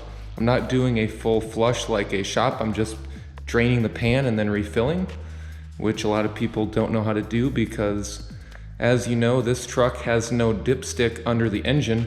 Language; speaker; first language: English; native; English